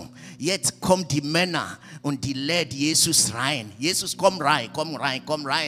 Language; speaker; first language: German; non-native, fluent; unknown